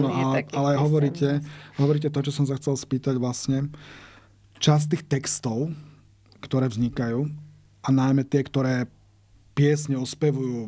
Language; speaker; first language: Slovak; native; Slovak